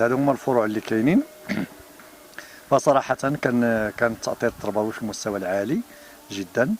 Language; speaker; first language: Arabic; native; Arabic